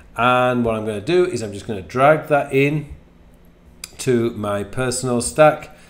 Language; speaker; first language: English; native; English